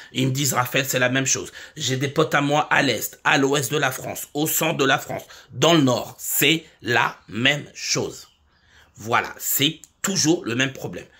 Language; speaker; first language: French; native; French